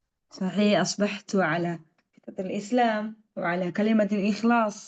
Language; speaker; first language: Arabic; non-native, fluent; Indonesian